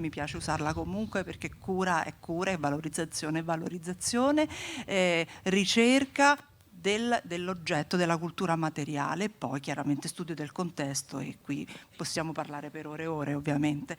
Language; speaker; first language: Italian; native; Italian